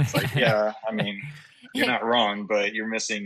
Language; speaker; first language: English; native; English